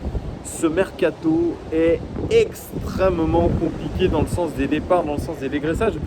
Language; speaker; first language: French; native; French